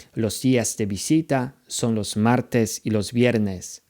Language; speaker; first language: Spanish; non-native, fluent; Polish